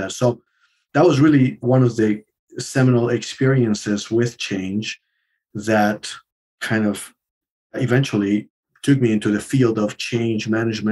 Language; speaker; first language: English; non-native, fluent; Spanish